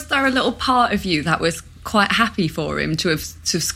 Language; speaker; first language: English; native; English